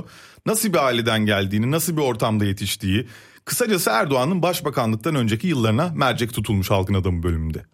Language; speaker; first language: Turkish; native; Turkish